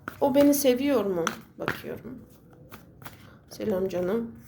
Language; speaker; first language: Turkish; non-native, fluent; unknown